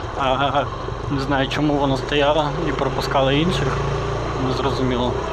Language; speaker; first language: Ukrainian; non-native, local second language; Russian